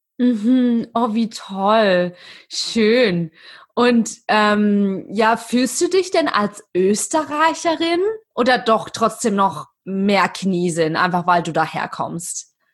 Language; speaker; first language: German; native; German